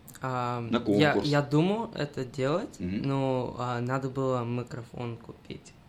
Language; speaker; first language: Russian; early bilingual, heritage; Russian